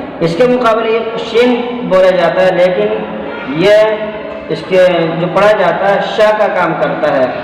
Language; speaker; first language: Urdu; native; Urdu